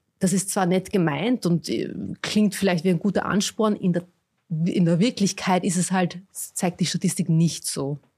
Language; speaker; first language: German; early bilingual, other home language; Bosnian